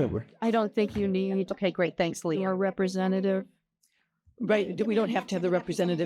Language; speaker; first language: English; native; English